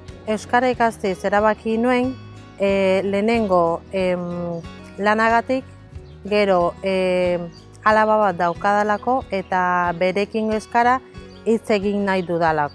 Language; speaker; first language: Basque; non-native, learner; Spanish